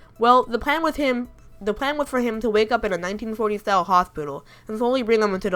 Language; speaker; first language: English; native; English